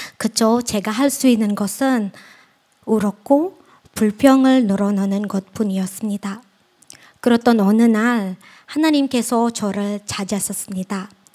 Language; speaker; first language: Korean; non-native, fluent; Indonesian